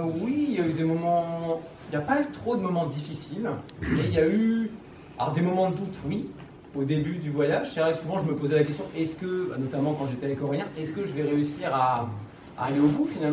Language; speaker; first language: French; native; French